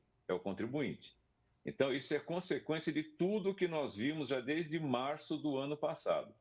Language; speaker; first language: Portuguese; native; Portuguese